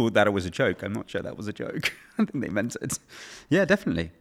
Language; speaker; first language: English; native; English